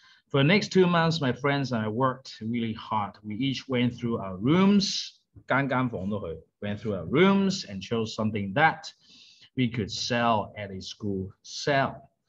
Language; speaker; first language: English; non-native, local second language; Cantonese